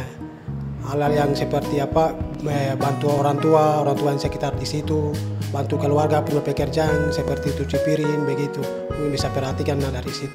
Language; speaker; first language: Indonesian; non-native, local second language; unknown